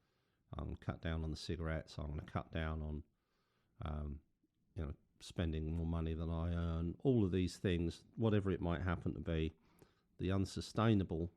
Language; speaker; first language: English; native; English